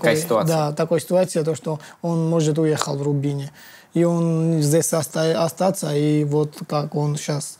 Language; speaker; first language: Russian; non-native, learner; Georgian